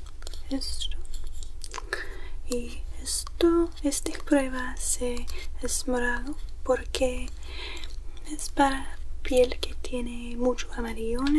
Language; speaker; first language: Spanish; non-native, learner; English